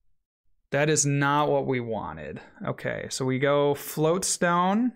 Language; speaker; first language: English; native; English